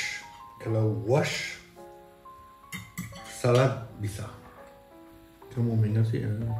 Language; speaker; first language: Indonesian; non-native, learner; French